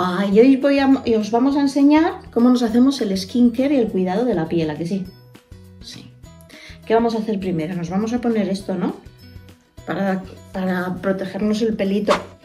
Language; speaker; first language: Spanish; native; Spanish